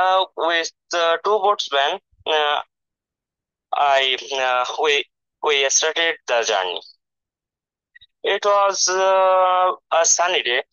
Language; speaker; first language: English; non-native, learner; Bangla